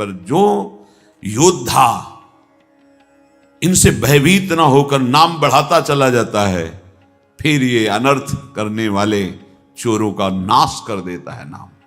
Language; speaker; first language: Hindi; native; Hindi